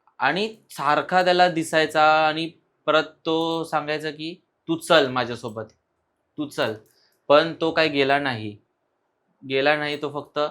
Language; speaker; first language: Marathi; native; Marathi